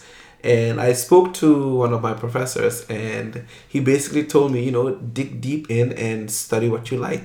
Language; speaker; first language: English; non-native, local second language; Wolof